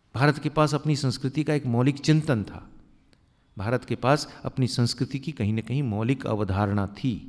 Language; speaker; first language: Hindi; native; Hindi